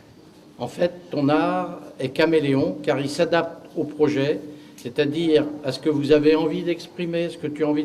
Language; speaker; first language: French; native; French